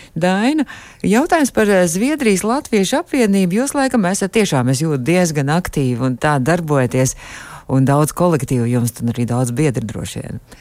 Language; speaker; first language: Latvian; native; Latvian